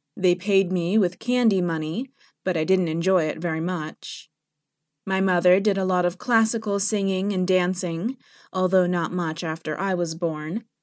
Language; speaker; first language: English; non-native, fluent; Thai